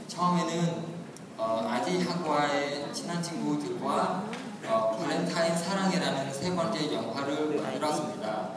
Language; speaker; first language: Korean; non-native, learner; Khmer